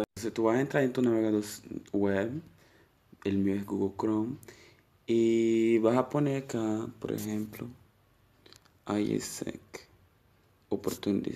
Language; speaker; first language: Spanish; non-native, local second language; Portuguese